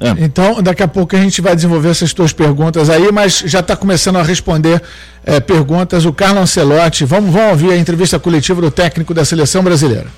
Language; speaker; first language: Portuguese; native; Portuguese